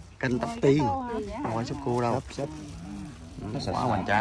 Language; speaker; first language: Vietnamese; native; Vietnamese